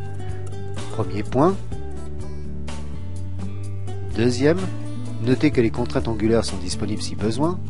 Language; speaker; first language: French; native; French